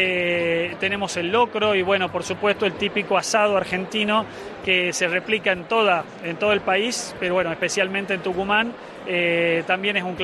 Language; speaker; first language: Spanish; native; Spanish